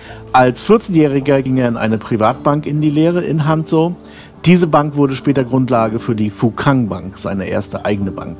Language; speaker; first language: German; native; German